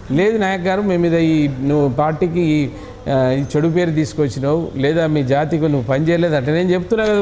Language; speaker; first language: Telugu; non-native, local second language; Lambadi